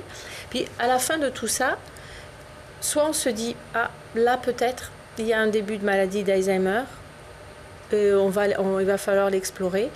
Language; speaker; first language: French; native; French